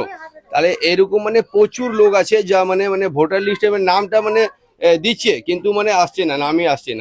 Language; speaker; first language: Bangla; non-native, local second language; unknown